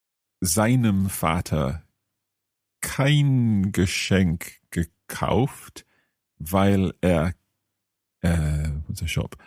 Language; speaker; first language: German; non-native, learner; English